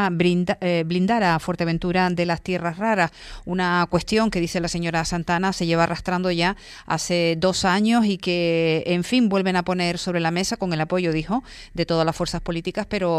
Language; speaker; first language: Spanish; native; Spanish